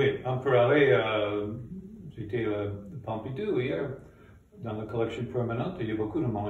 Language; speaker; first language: French; non-native, fluent; English